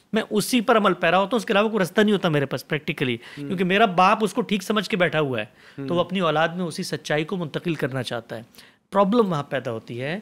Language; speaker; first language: Urdu; native; Urdu